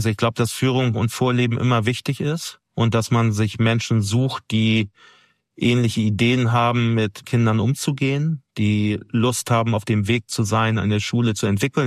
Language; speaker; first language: German; native; German